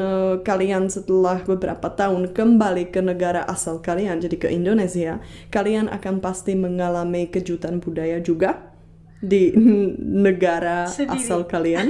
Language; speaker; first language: Indonesian; non-native, fluent; Czech